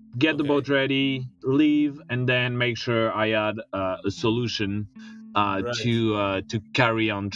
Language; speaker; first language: English; non-native, fluent; French